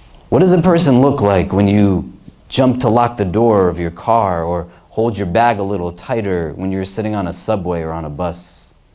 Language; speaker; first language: English; native; English